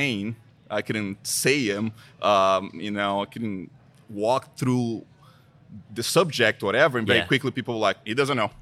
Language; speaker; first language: English; non-native, fluent; Portuguese